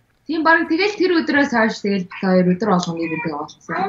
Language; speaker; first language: Mongolian; early bilingual, heritage; Mongolian